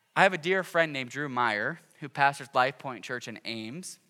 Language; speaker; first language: English; native; English